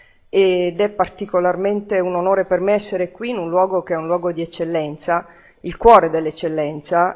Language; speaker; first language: Italian; native; Italian